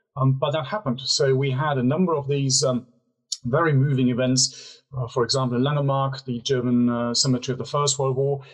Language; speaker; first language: English; non-native, fluent; German